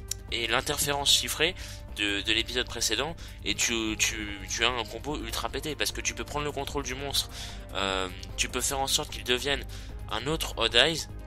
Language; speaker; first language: French; native; French